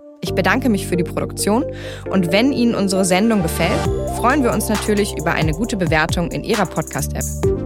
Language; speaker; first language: German; native; German